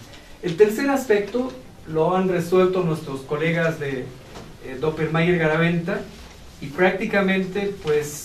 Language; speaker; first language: Spanish; native; Spanish